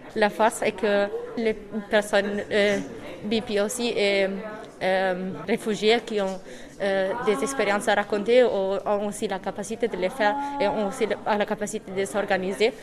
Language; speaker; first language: French; non-native, fluent; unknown